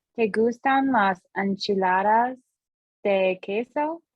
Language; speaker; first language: Spanish; non-native, learner; English